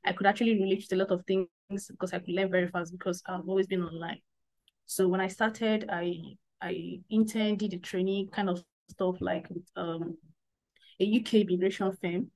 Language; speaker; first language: English; non-native, local second language; Igbo